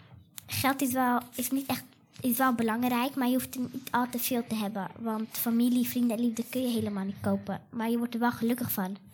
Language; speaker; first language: Dutch; early bilingual, other home language; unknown